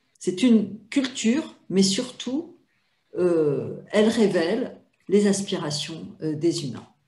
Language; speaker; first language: French; native; French